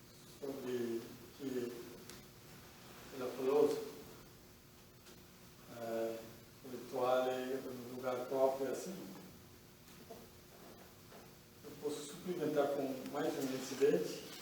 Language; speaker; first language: Portuguese; non-native, learner; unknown